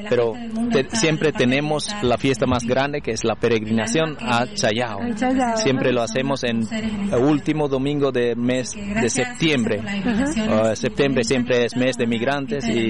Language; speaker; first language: Spanish; non-native, fluent; Indonesian